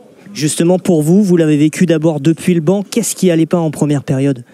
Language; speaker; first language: French; native; French